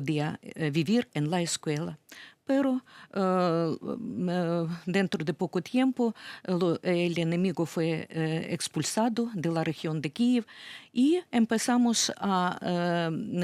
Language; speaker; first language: Spanish; non-native, fluent; Ukrainian